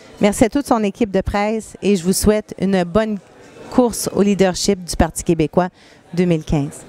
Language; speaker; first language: French; native; French